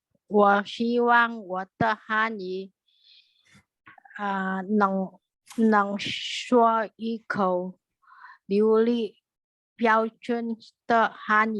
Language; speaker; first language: Chinese; non-native, learner; Indonesian